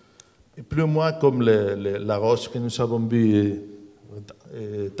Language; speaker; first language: French; non-native, learner; Spanish